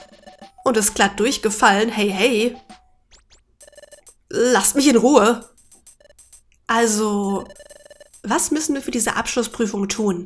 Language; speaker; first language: German; native; German